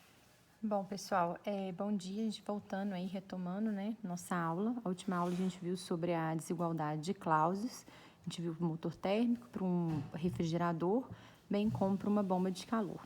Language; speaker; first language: Portuguese; native; Portuguese